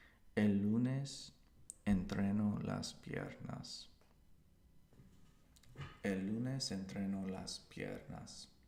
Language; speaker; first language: Spanish; non-native, learner; English